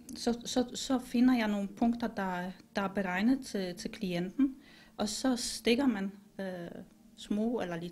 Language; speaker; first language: Danish; non-native, fluent; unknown